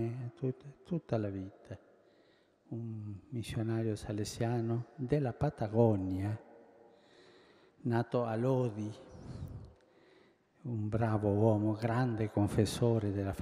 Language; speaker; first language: Italian; early bilingual, heritage; Spanish